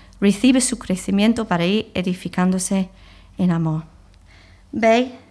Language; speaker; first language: Spanish; non-native, fluent; English